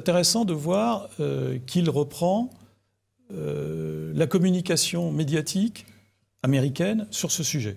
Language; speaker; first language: French; native; French